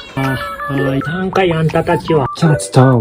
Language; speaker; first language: Japanese; native; Japanese